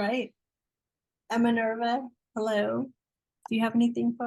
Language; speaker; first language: English; native; English